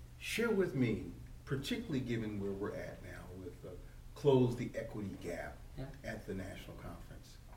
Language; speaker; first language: English; native; English